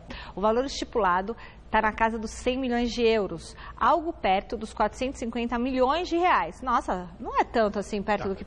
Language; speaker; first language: Portuguese; native; Portuguese